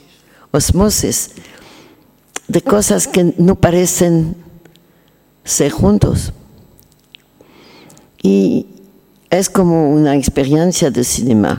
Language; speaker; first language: Spanish; non-native, learner; French